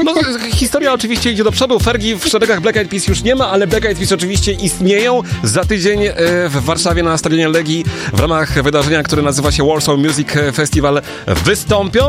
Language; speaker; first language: Polish; native; Polish